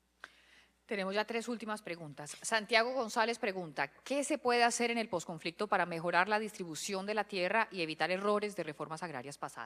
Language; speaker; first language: Spanish; native; Spanish